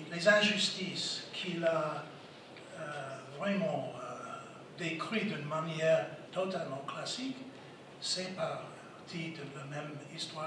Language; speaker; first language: French; non-native, fluent; English